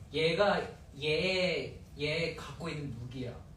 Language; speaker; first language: Korean; non-native, fluent; Chinese